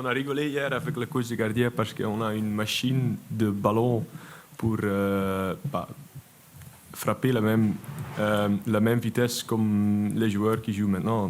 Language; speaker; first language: French; non-native, local second language; Dutch